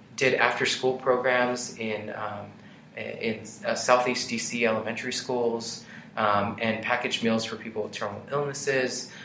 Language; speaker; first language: English; native; English